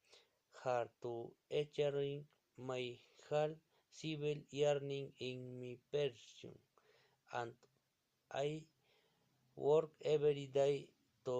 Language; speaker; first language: English; non-native, learner; Spanish